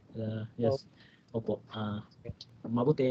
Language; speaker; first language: Filipino; non-native, learner; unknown